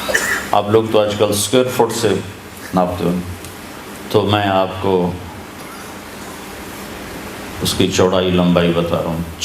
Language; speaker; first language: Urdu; non-native, local second language; Punjabi